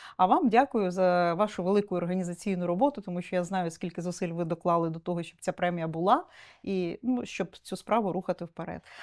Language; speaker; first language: Ukrainian; native; Ukrainian